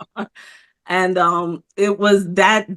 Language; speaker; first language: English; native; English